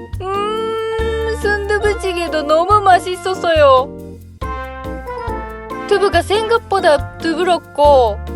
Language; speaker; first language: Korean; non-native, learner; Japanese